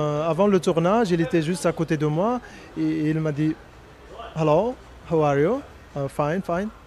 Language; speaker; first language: French; non-native, local second language; Arabic